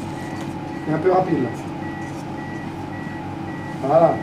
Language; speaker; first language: French; native; French